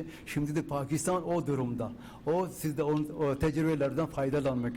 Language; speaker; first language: Turkish; non-native, fluent; Urdu